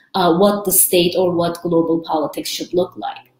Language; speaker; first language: English; early bilingual, other home language; Kurdish